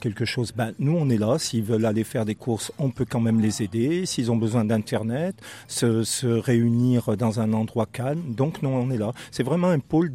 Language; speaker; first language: French; native; French